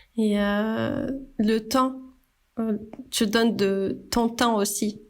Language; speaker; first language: French; non-native, fluent; Portuguese